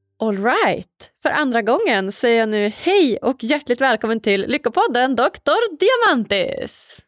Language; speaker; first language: Swedish; native; Swedish